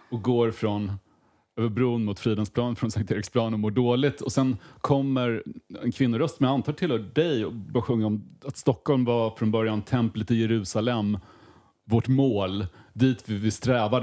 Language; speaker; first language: Swedish; native; Swedish